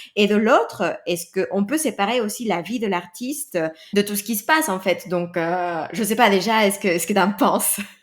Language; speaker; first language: French; non-native, fluent; Spanish